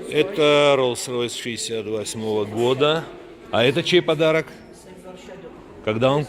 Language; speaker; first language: Russian; native; Russian